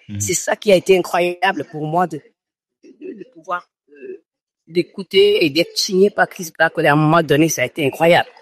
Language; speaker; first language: French; non-native, local second language; Fon